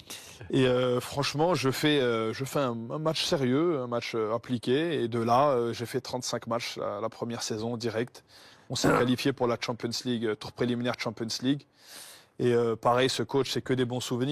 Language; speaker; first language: French; native; French